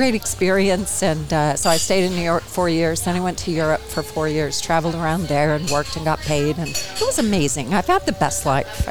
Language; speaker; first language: English; native; English